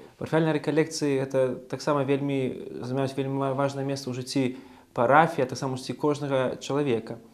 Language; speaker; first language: Belarusian; native; Belarusian